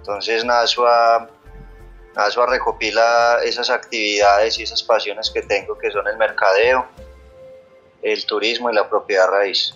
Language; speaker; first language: Spanish; native; Spanish